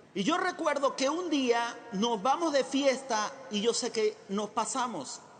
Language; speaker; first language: Spanish; native; Spanish